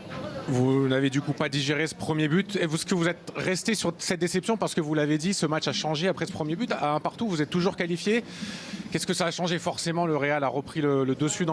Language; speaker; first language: French; native; French